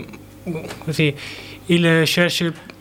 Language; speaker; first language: French; non-native, learner; Italian